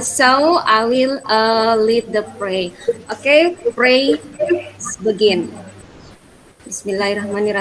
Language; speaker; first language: English; non-native, fluent; Indonesian